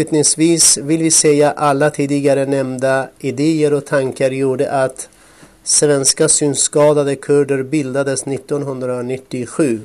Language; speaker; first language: Swedish; non-native, fluent; Kurdish